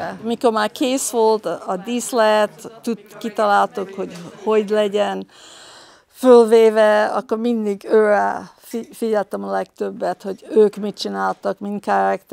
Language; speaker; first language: Hungarian; early bilingual, heritage; Hungarian